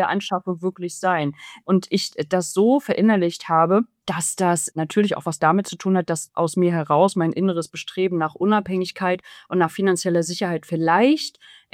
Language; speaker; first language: German; native; German